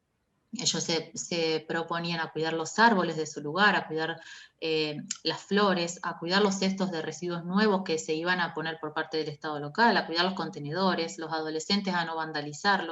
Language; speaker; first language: Spanish; native; Spanish